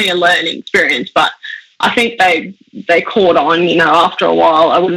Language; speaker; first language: English; early bilingual, other home language; German